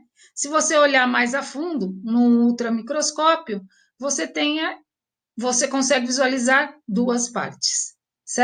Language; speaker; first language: Portuguese; native; Portuguese